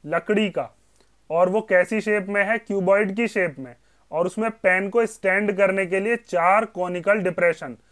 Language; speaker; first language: Hindi; native; Hindi